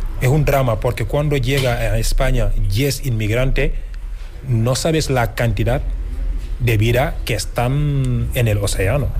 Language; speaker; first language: Spanish; non-native, fluent; Wolof